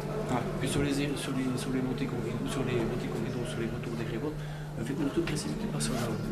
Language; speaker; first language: French; native; French